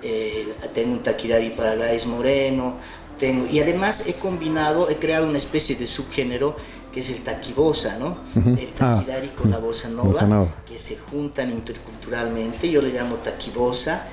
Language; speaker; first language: Spanish; native; Spanish